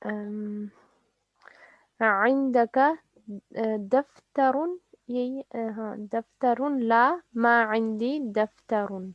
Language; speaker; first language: Arabic; non-native, learner; Urdu